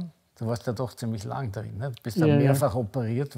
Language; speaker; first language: German; native; German